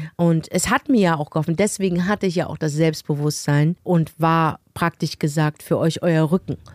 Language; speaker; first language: German; early bilingual, other home language; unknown